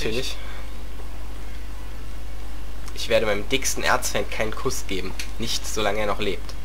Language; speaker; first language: German; native; German